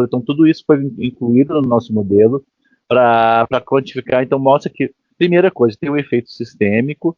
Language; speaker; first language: Portuguese; native; Portuguese